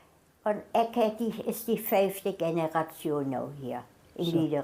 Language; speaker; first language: Afrikaans; non-native, local second language; German